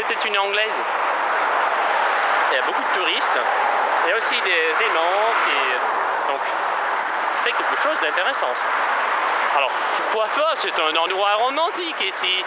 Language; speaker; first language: French; non-native, fluent; Russian